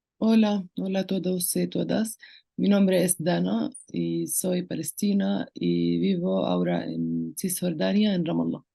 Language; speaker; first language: Spanish; non-native, local second language; Arabic